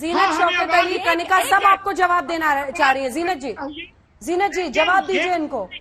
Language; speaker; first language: Hindi; native; Hindi